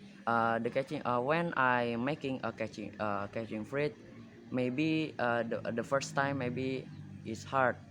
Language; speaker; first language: English; non-native, learner; Indonesian